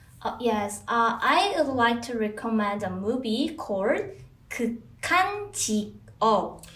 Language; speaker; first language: English; non-native, fluent; Korean